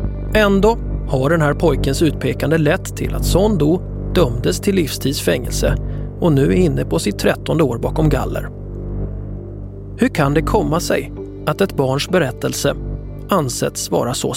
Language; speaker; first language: Swedish; native; Swedish